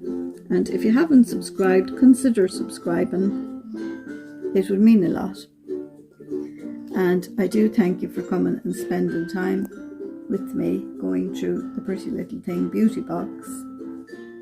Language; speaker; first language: English; native; English